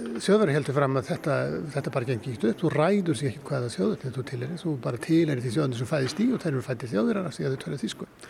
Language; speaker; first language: Icelandic; native; Icelandic